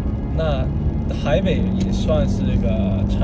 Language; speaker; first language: Chinese; non-native, fluent; Cantonese